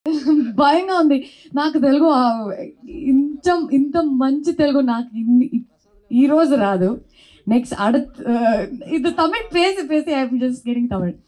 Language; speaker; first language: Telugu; non-native, learner; Kannada